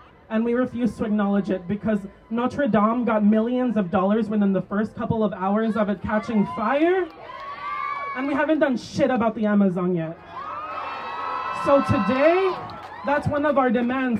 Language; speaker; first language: English; early bilingual, other home language; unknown